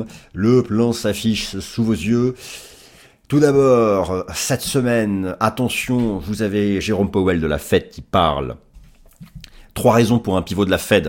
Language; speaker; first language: French; native; French